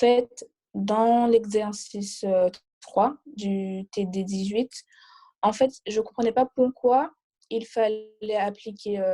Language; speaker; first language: French; native; French